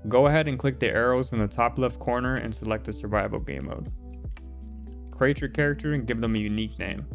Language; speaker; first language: English; native; English